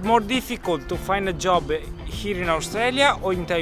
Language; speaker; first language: English; non-native, fluent; Italian